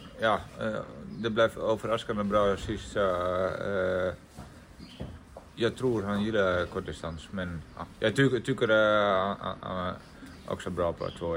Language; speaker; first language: Swedish; non-native, fluent; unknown